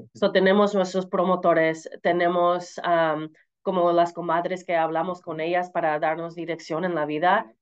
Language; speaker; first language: Spanish; early bilingual, heritage; Spanish